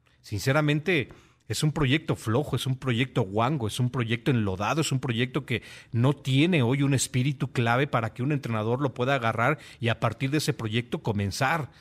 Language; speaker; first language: Spanish; native; Spanish